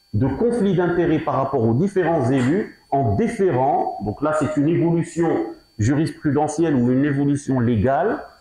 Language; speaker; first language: French; non-native, local second language; Arabic